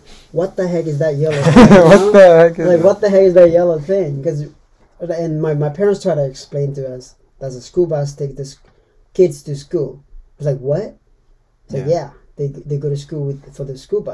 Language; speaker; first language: English; non-native, fluent; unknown